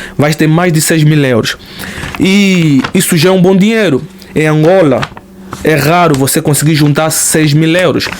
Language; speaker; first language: Portuguese; native; Portuguese